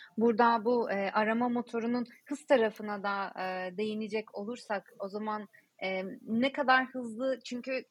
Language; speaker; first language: Turkish; native; Turkish